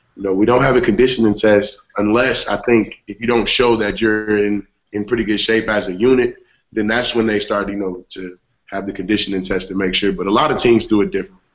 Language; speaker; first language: English; native; English